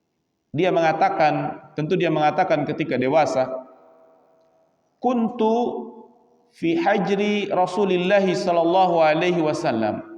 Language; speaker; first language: Indonesian; native; Indonesian